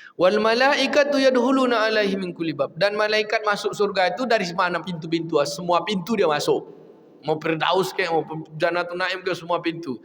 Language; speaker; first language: Malay; non-native, local second language; Minangkabau